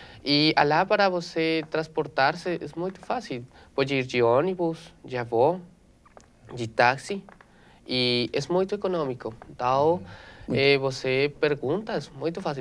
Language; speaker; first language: Portuguese; non-native, learner; Spanish